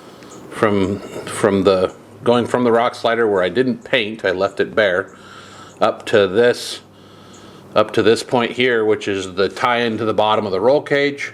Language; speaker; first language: English; native; English